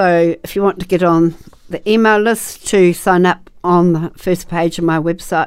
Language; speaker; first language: English; native; English